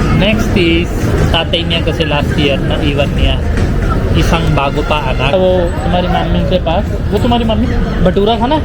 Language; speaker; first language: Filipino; non-native, learner; Punjabi